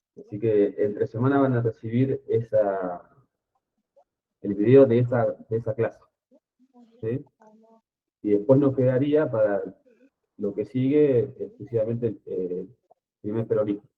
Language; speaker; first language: Spanish; native; Spanish